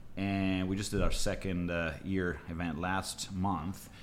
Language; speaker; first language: English; non-native, fluent; Italian